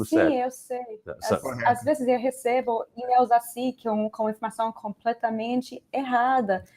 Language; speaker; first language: Portuguese; non-native, fluent; Spanish